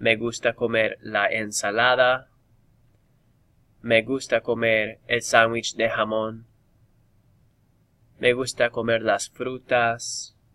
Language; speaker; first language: Spanish; non-native, fluent; English